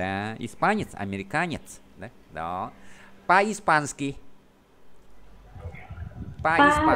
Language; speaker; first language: Russian; non-native, fluent; Vietnamese